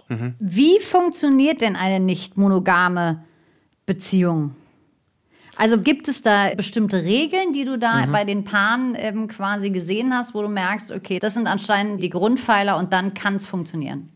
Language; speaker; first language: German; native; German